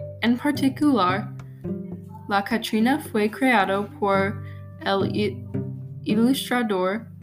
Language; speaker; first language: Spanish; non-native, learner; English